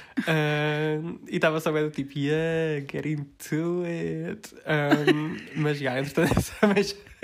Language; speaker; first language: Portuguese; early bilingual, heritage; Portuguese